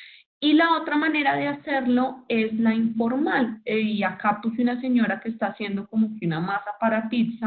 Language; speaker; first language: Spanish; native; Spanish